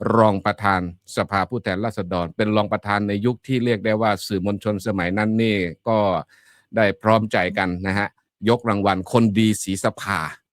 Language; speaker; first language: Thai; native; Thai